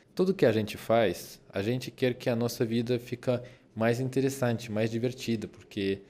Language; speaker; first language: Portuguese; non-native, fluent; Russian